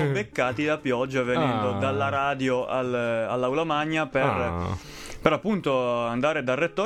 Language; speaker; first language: Italian; native; Italian